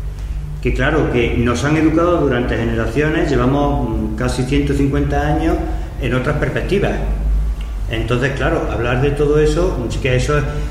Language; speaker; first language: Spanish; native; Spanish